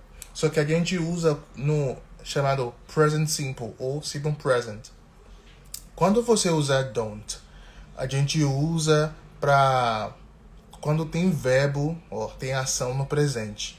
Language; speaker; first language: Portuguese; non-native, fluent; English